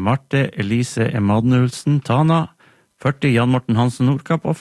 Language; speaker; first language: Norwegian; native; Norwegian